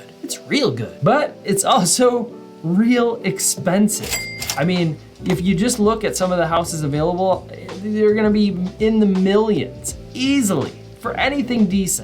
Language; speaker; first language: English; native; English